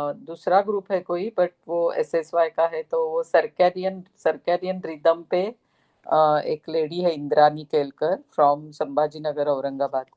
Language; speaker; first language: Hindi; non-native, local second language; Marathi